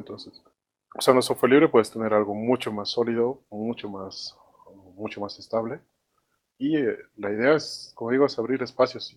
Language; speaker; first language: Spanish; native; Spanish